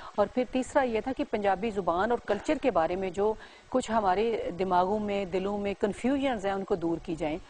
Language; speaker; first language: Urdu; non-native, local second language; Punjabi